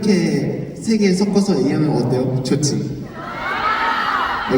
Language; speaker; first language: Korean; non-native, fluent; Thai